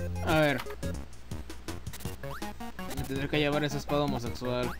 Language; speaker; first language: Spanish; native; Spanish